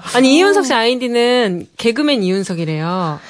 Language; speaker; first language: Korean; early bilingual, heritage; English